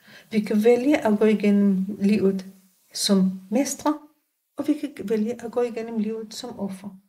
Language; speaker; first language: Danish; non-native, fluent; Hebrew